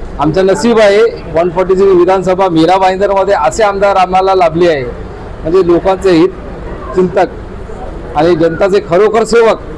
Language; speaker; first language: Marathi; non-native, local second language; Urdu